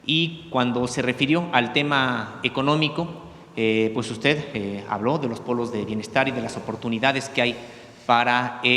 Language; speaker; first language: Spanish; native; Spanish